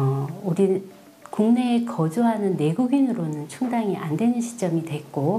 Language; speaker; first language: Korean; native; Korean